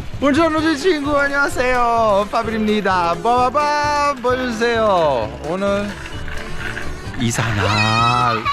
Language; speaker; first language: Korean; non-native, learner; Italian